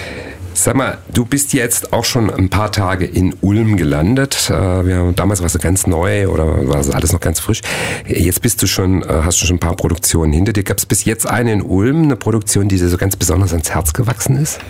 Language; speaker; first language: German; native; German